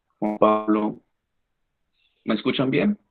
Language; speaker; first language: Spanish; native; Spanish